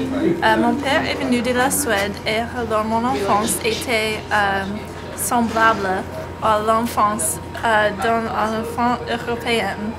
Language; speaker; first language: French; non-native, learner; English